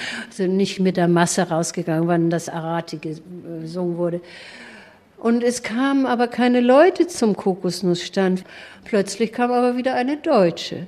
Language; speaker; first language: German; native; German